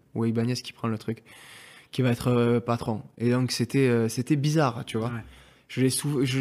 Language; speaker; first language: French; native; French